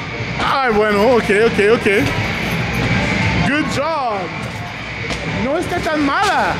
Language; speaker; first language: Spanish; non-native, learner; English